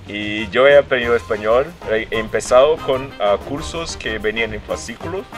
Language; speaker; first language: Spanish; non-native, fluent; Portuguese